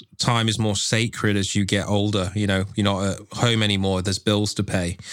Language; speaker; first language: English; native; English